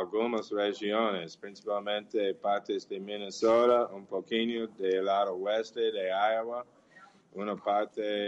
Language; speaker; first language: Portuguese; non-native, fluent; English